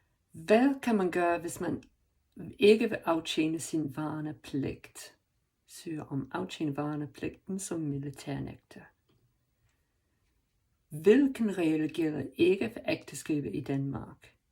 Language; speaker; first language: Danish; non-native, learner; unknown